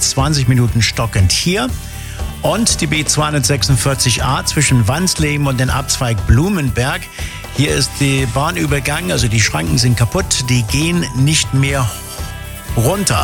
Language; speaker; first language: German; native; German